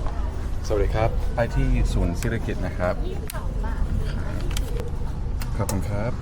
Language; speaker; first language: Thai; non-native, learner; English